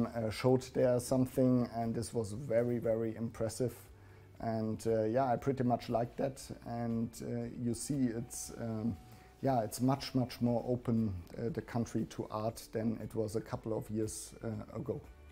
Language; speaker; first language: English; non-native, fluent; German